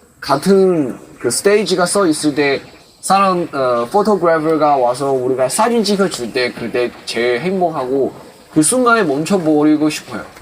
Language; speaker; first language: Korean; non-native, fluent; Chinese